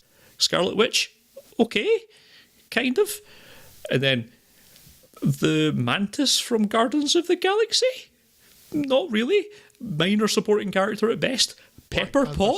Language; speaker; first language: English; native; English